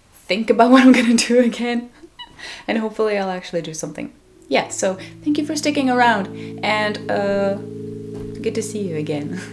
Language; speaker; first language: English; non-native, fluent; Czech